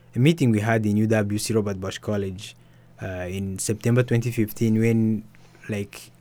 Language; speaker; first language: English; early bilingual, other home language; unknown